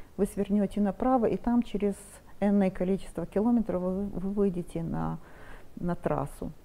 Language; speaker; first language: Russian; non-native, local second language; Romanian